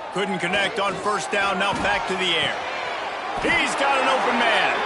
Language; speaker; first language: English; native; English